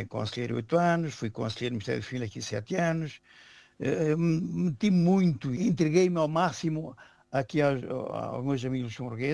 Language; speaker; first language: Portuguese; native; Portuguese